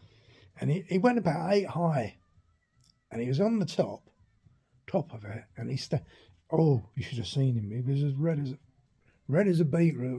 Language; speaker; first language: English; native; English